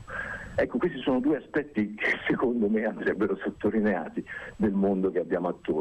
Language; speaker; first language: Italian; native; Italian